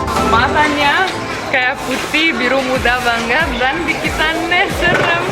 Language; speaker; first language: Indonesian; non-native, fluent; Romanian